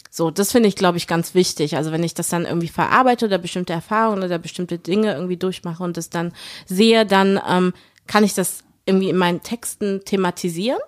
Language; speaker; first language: German; early bilingual, other home language; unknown